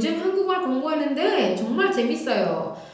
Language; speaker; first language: Korean; non-native, fluent; Indonesian